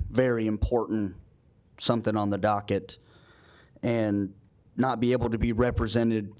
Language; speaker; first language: English; native; English